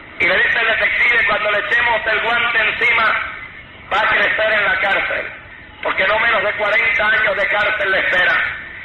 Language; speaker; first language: Spanish; native; Spanish